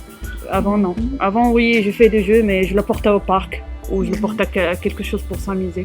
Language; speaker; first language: French; non-native, learner; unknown